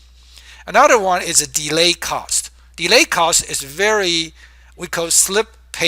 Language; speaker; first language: English; non-native, fluent; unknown